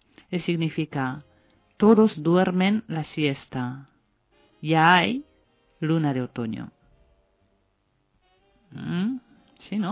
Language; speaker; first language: Spanish; non-native, fluent; Japanese